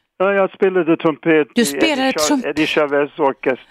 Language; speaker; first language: Swedish; non-native, fluent; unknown